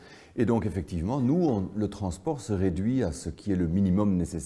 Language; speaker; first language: French; native; French